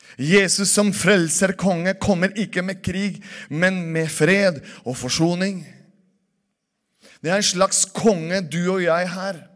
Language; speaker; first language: Norwegian; non-native, fluent; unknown